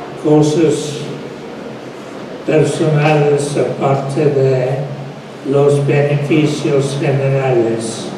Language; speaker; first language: Spanish; non-native, fluent; English